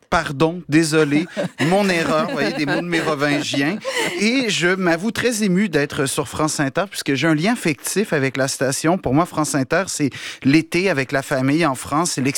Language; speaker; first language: French; native; French